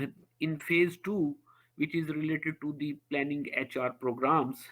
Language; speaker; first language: English; non-native, local second language; Urdu